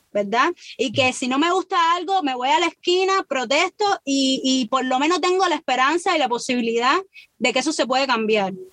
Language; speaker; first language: Spanish; native; Spanish